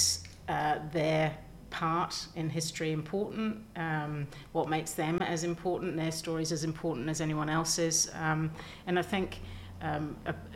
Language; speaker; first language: English; native; English